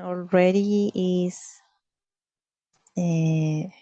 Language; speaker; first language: English; non-native, learner; Spanish